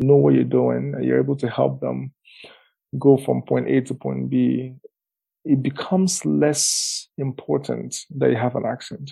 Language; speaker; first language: English; non-native, local second language; Igbo